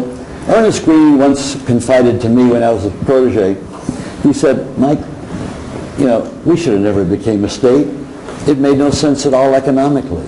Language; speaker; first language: English; native; English